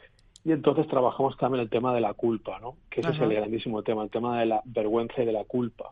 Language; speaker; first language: Spanish; native; Spanish